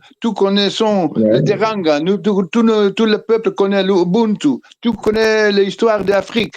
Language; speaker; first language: French; non-native, fluent; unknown